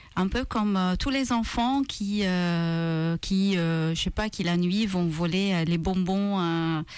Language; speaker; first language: French; non-native, fluent; Maltese